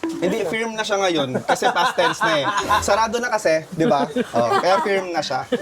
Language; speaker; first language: Filipino; non-native, local second language; Pampanga